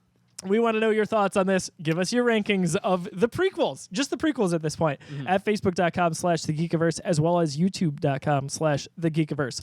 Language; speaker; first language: English; native; English